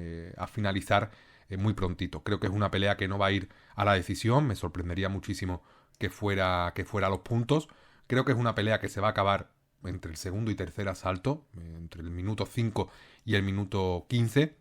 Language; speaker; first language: Spanish; native; Spanish